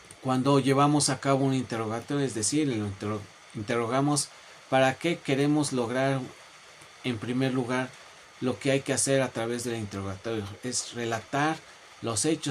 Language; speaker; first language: Spanish; native; Spanish